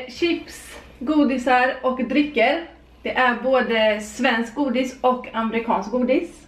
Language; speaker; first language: Swedish; native; Swedish